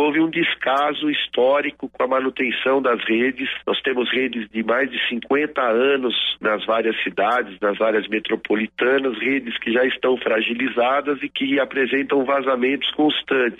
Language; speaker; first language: Portuguese; native; Portuguese